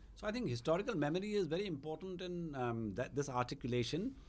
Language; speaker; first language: English; non-native, local second language; Bangla